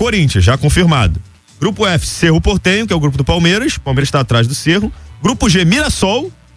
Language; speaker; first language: Portuguese; native; Portuguese